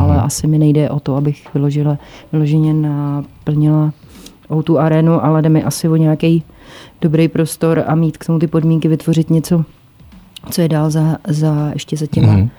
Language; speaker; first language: Czech; native; Czech